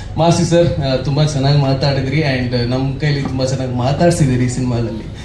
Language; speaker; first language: Kannada; native; Kannada